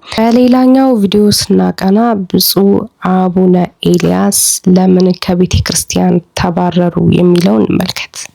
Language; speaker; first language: Amharic; native; Amharic